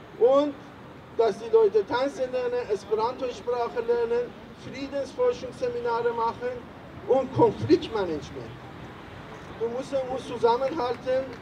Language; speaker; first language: German; non-native, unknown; Persian